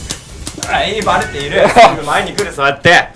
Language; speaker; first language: Japanese; native; Japanese